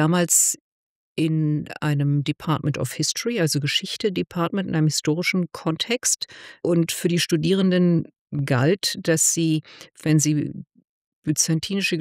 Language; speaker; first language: German; native; German